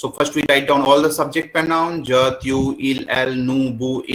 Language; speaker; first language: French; non-native, learner; Hindi